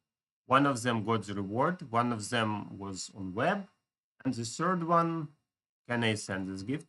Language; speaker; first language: English; non-native, fluent; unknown